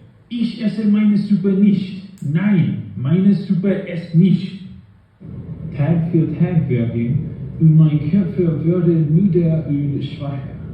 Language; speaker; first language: German; non-native, learner; English